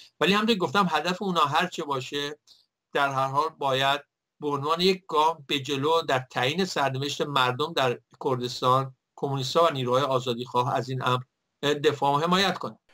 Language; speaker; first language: Persian; native; Persian